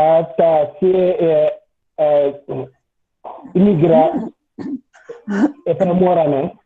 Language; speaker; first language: Portuguese; non-native, learner; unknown